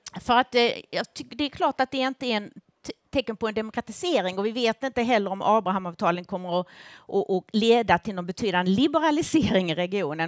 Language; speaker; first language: Swedish; native; Swedish